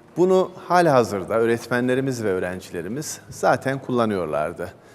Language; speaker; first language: Turkish; native; Turkish